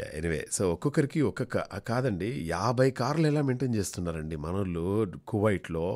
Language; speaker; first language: Telugu; native; Telugu